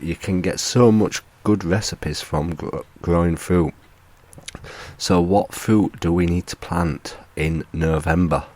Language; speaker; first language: English; native; English